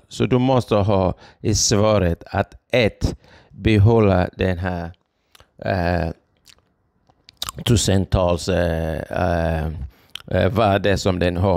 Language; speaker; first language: Swedish; non-native, fluent; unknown